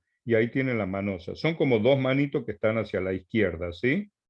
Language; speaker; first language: Spanish; native; Spanish